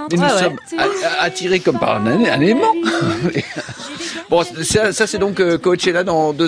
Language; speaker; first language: French; native; French